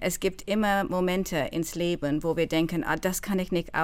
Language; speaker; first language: German; non-native, fluent; English